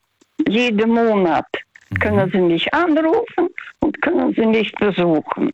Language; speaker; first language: German; non-native, fluent; Russian